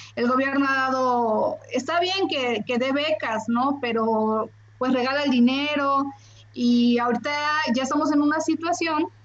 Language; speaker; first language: Spanish; native; Spanish